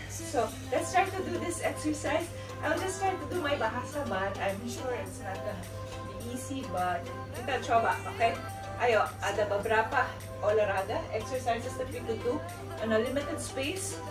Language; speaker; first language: English; non-native, local second language; Filipino